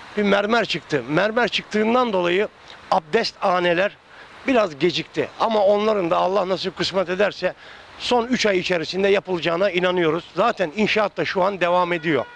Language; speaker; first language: Turkish; native; Turkish